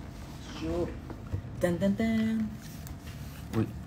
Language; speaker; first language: English; non-native, learner; Thai